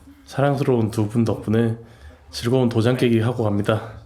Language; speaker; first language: Korean; native; Korean